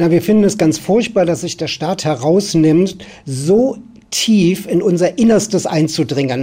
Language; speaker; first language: German; native; German